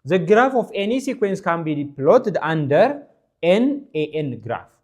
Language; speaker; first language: English; non-native, local second language; Amharic